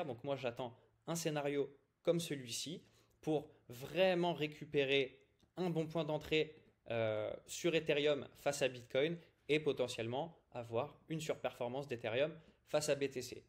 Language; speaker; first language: French; native; French